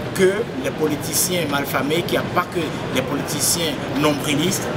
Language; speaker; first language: French; non-native, local second language; Fon